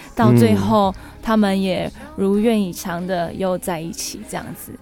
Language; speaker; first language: Chinese; non-native, local second language; Hakka Chinese